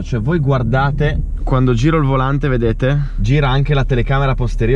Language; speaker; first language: Italian; native; Italian